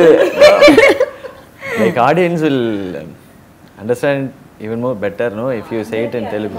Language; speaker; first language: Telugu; non-native, learner; Tamil